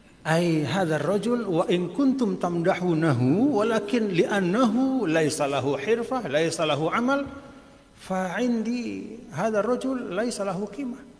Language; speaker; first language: Arabic; non-native, fluent; Sasak